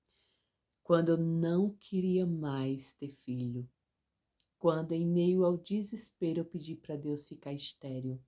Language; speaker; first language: Portuguese; native; Portuguese